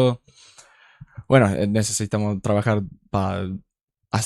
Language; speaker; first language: Spanish; non-native, learner; English